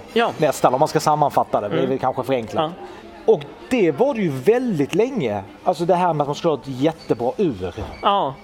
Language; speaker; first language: Swedish; early bilingual, other home language; Italian